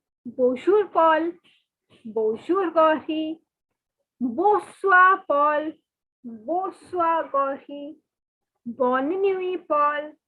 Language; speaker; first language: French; non-native, learner; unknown